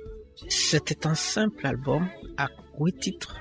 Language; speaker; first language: French; non-native, local second language; Rundi